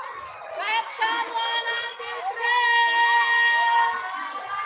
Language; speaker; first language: English; non-native, learner; Indonesian